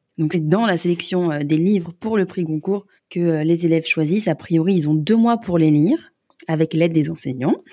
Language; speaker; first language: French; native; French